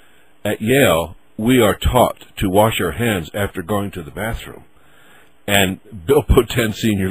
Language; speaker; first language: English; native; English